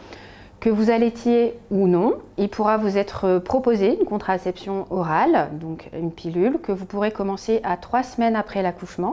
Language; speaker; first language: French; native; French